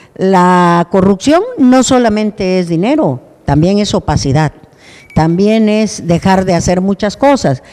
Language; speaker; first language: Spanish; native; Spanish